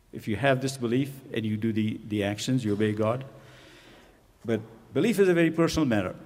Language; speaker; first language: English; non-native, local second language; Urdu